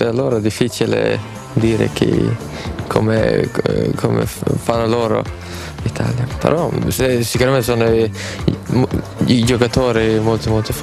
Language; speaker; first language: Italian; non-native, fluent; Swedish